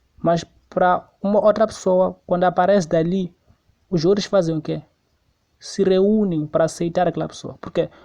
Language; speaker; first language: Portuguese; non-native, local second language; Tsonga